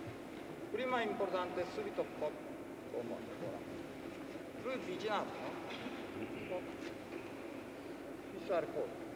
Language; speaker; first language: Italian; non-native, learner; Japanese